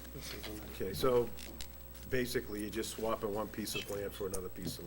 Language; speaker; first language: English; native; English